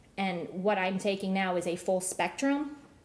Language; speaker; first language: English; native; English